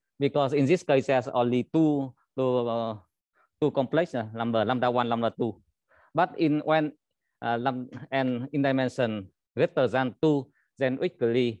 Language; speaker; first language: English; non-native, learner; Vietnamese